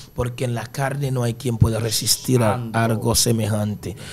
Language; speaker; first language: Spanish; early bilingual, other home language; Haitian Creole